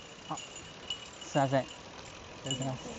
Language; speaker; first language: Japanese; non-native, learner; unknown